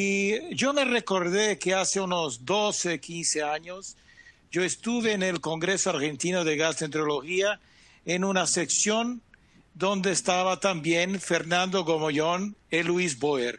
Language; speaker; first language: Spanish; non-native, fluent; Portuguese